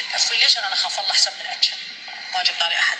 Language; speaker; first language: Arabic; native; Arabic